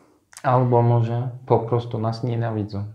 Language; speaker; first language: Polish; non-native, fluent; Turkish